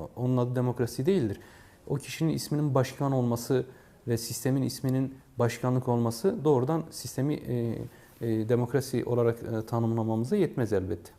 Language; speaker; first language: Turkish; non-native, local second language; Kurdish